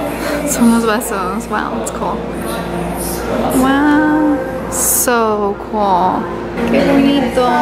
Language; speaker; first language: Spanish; early bilingual, other home language; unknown